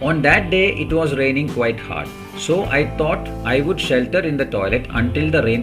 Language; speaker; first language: English; non-native, local second language; Malayalam